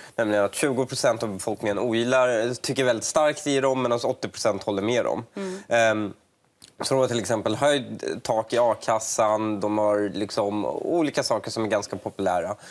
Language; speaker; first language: Swedish; early bilingual, other home language; Persian